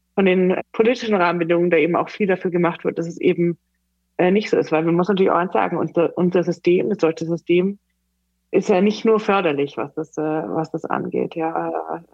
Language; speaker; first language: German; native; German